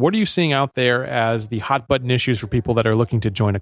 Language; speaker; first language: English; native; English